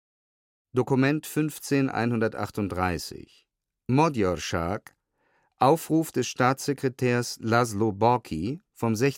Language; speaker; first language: German; native; German